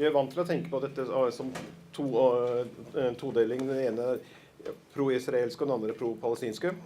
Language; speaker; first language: Norwegian; native; Norwegian